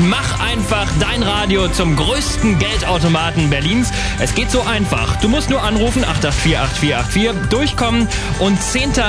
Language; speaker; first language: German; native; German